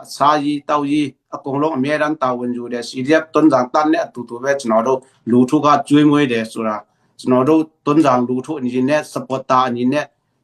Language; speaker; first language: Burmese; non-native, local second language; Tedim Chin